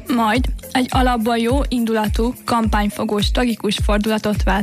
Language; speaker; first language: Hungarian; native; Hungarian